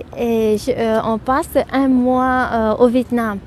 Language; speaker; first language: French; non-native, fluent; Vietnamese